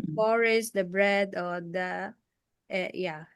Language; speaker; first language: English; non-native, local second language; Filipino